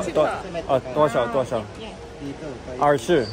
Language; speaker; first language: Chinese; non-native, learner; Filipino